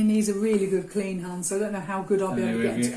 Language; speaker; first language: English; native; English